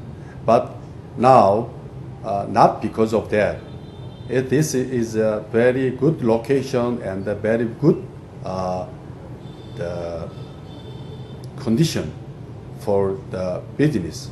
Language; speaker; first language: English; non-native, fluent; Korean